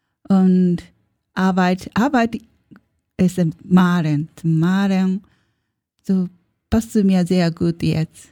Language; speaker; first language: German; non-native, learner; Japanese